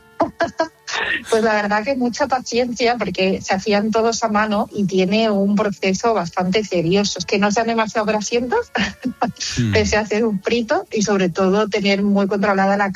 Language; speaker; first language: Spanish; native; Spanish